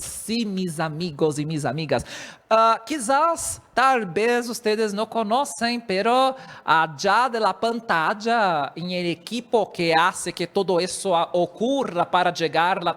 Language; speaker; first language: Spanish; non-native, learner; Portuguese